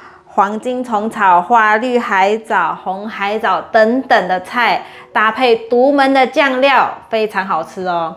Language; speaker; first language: Chinese; native; Chinese